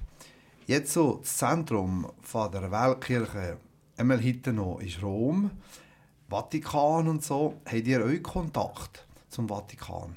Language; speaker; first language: German; native; German